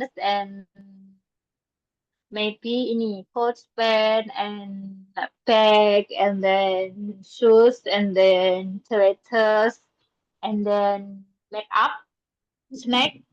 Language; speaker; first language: English; non-native, learner; Indonesian